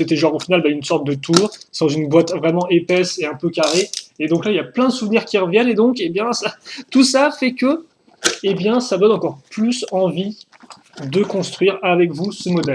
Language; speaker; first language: French; native; French